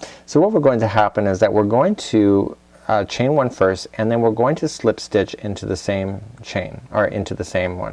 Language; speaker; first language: English; native; English